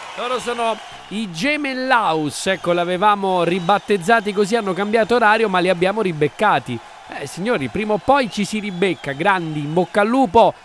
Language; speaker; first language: Italian; native; Italian